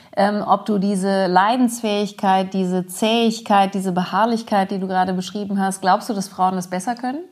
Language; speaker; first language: German; early bilingual, other home language; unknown